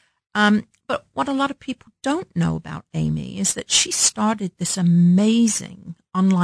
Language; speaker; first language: English; native; English